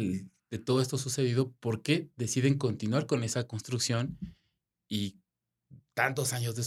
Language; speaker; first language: Spanish; native; Spanish